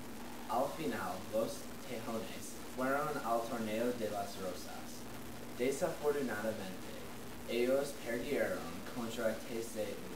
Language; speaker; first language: Spanish; non-native, learner; English